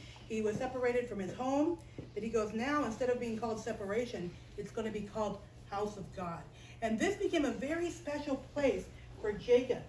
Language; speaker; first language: English; native; English